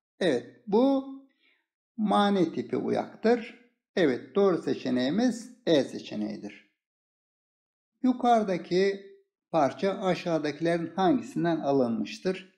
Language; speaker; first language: Turkish; native; Turkish